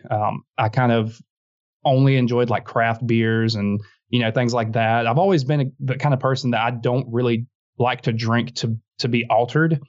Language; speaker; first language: English; native; English